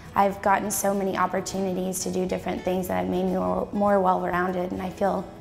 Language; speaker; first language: English; native; English